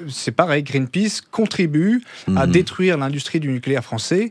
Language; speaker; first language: French; native; French